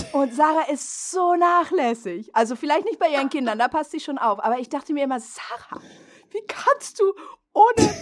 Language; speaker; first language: German; non-native, fluent; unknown